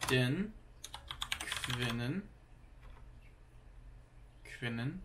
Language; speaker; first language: Norwegian; non-native, learner; English